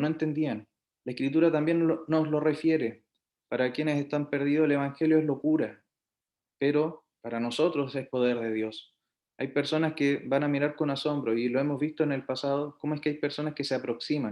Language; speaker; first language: Spanish; native; Spanish